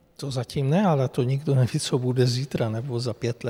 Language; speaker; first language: Czech; non-native, fluent; Hungarian